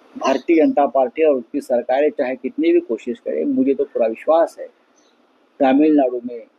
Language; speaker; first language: Hindi; non-native, local second language; Marathi